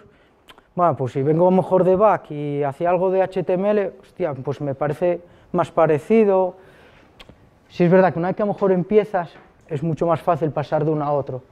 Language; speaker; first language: Spanish; native; Spanish